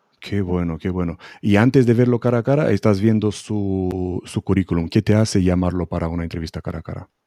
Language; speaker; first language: Spanish; non-native, fluent; Hebrew